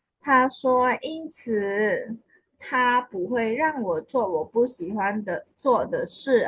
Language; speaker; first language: Chinese; non-native, fluent; Khmer